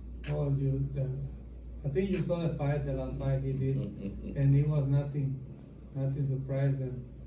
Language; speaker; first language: English; non-native, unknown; Spanish